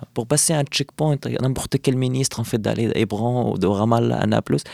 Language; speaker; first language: French; non-native, fluent; Arabic